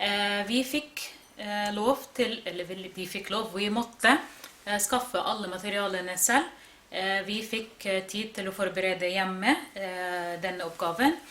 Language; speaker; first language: Norwegian; non-native, fluent; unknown